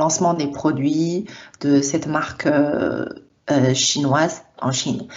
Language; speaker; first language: French; non-native, fluent; Chinese